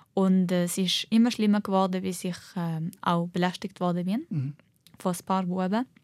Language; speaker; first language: German; early bilingual, heritage; Arabic